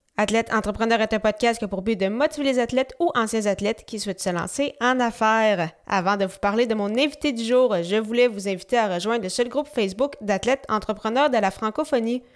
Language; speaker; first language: French; native; French